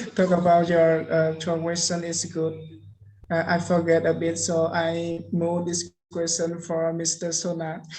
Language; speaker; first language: English; non-native, learner; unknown